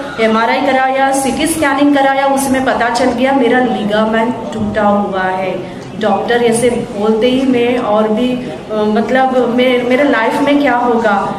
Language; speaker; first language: Hindi; non-native, local second language; Kannada